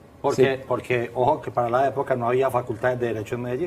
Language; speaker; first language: Spanish; native; Spanish